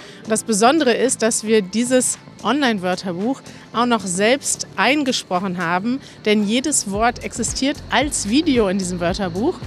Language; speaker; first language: German; native; German